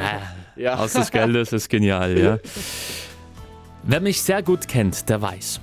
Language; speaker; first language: German; native; German